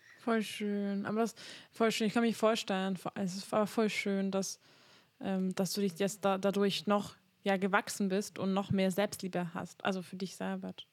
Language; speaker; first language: German; non-native, fluent; Hungarian